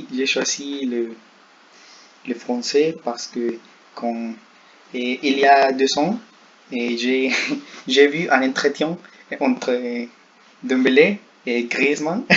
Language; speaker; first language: French; non-native, learner; Spanish